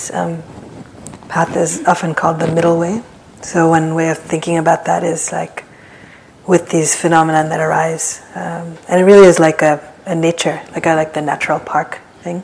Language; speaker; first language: English; native; English